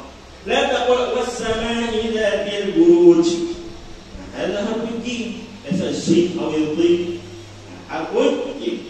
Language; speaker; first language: Arabic; non-native, learner; Indonesian